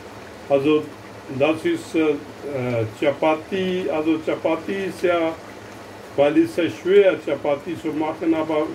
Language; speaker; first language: German; non-native, learner; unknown